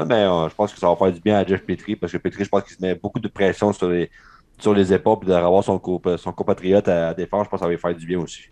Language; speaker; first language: French; native; French